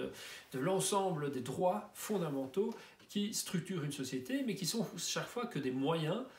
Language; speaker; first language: French; native; French